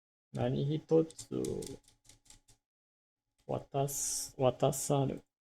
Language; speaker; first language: Japanese; non-native, learner; English